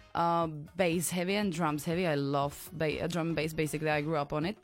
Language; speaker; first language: English; non-native, fluent; Czech